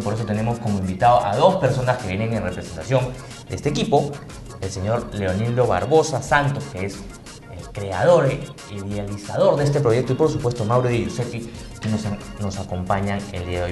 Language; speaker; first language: Spanish; native; Spanish